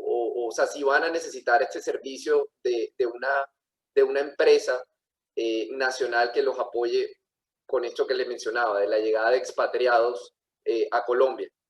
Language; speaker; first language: Spanish; native; Spanish